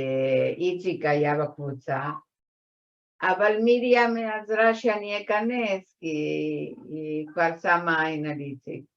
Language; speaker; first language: Hebrew; non-native, fluent; Spanish